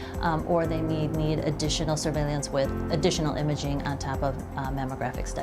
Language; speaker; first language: English; native; English